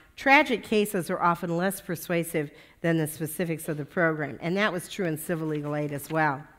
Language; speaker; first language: English; native; English